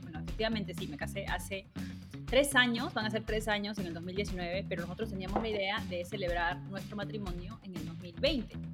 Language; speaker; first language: Spanish; native; Spanish